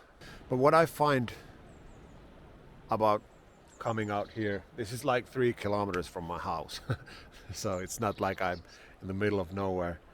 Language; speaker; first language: English; non-native, fluent; Finnish